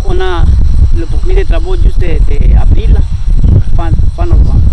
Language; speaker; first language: French; non-native, learner; Spanish